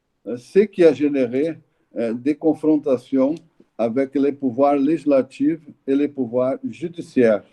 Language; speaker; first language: French; non-native, fluent; Portuguese